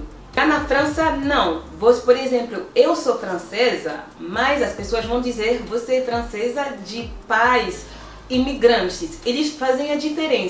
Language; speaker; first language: Portuguese; non-native, fluent; French